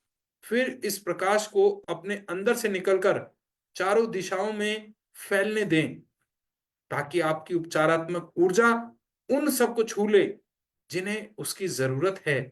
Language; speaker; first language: Hindi; native; Hindi